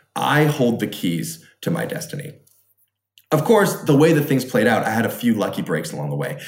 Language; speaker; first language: English; early bilingual, other home language; Chinese